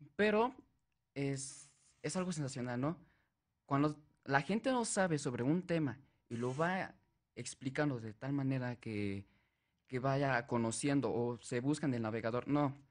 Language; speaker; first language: Spanish; native; Spanish